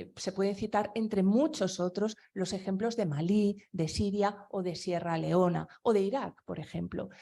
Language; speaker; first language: Spanish; non-native, local second language; Galician